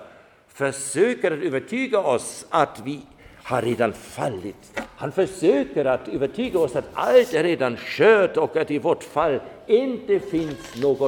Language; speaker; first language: Swedish; non-native, fluent; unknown